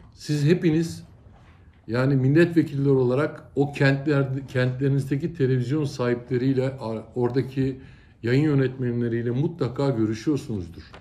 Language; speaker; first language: Turkish; native; Turkish